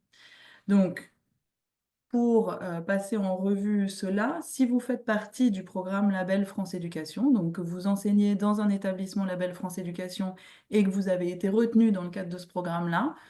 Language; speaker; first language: French; native; French